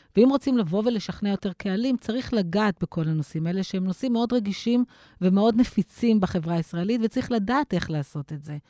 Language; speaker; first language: Hebrew; native; Hebrew